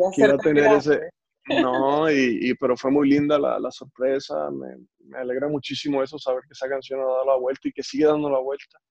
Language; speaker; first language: Spanish; native; Spanish